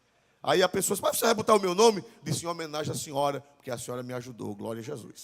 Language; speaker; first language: Portuguese; native; Portuguese